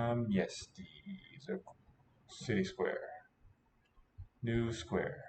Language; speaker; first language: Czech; non-native, learner; English